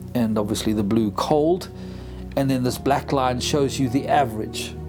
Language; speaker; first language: English; native; English